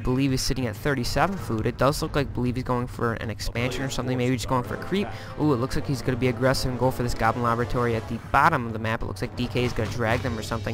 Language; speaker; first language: English; native; English